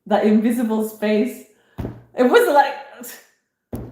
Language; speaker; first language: English; non-native, fluent; Italian